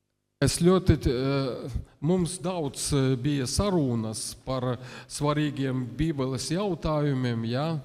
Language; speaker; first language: Latvian; non-native, local second language; Russian